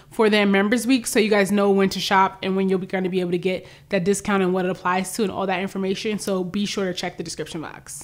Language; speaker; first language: English; native; English